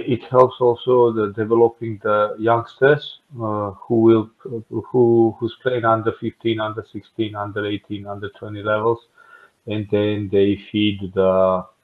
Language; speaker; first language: English; non-native, fluent; Georgian